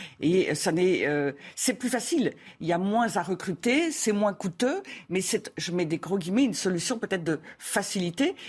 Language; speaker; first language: French; native; French